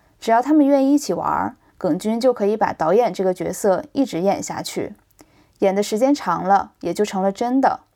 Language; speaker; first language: Chinese; native; Chinese